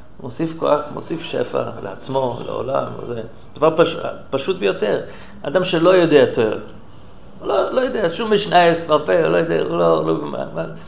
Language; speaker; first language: Hebrew; non-native, fluent; English